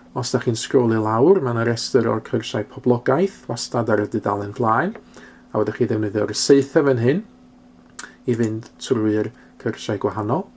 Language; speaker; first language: Welsh; non-native, local second language; English